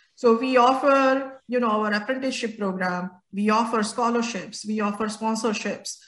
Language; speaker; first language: English; non-native, local second language; Gujarati